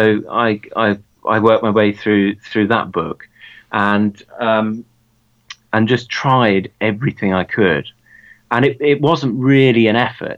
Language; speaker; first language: English; native; English